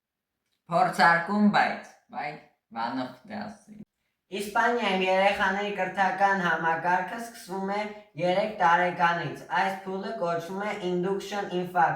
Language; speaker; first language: Armenian; early bilingual, heritage; Armenian